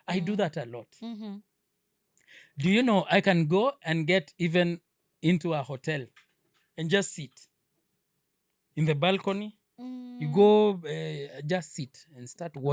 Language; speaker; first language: English; non-native, local second language; Swahili